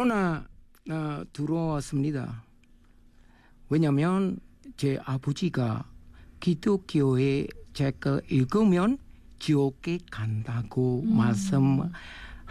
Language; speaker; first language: Korean; non-native, learner; Indonesian